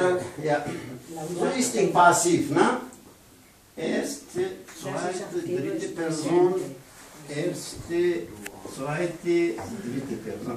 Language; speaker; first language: German; non-native, fluent; Pashto